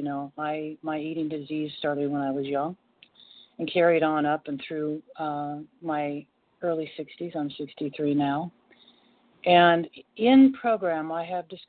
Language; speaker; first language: English; native; English